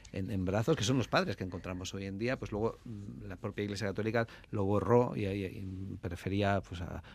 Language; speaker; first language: Spanish; native; Spanish